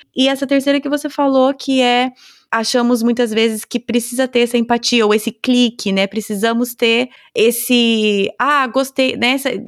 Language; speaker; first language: Portuguese; native; Portuguese